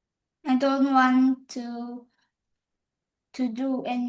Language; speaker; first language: English; non-native, learner; Vietnamese